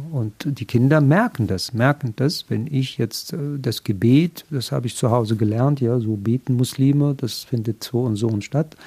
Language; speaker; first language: German; non-native, fluent; Arabic